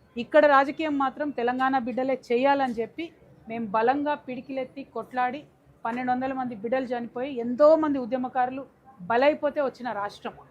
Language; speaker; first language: Telugu; native; Telugu